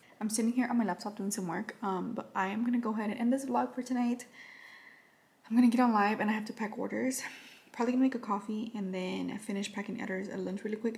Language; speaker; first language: English; early bilingual, other home language; Spanish